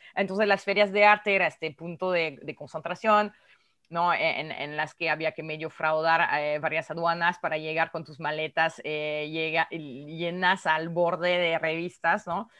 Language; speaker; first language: Spanish; non-native, fluent; French